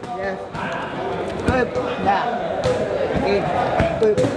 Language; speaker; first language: English; non-native, learner; Thai